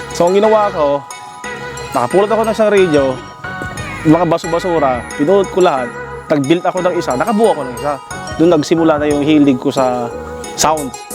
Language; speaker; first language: Filipino; non-native, local second language; Iloko